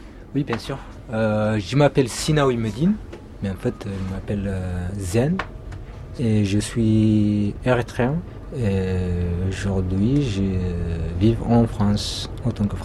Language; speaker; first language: French; non-native, fluent; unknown